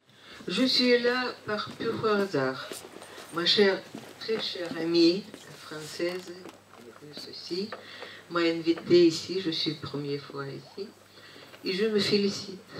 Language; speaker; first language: French; non-native, fluent; Russian